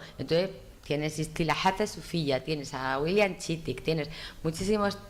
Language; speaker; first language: Spanish; native; Spanish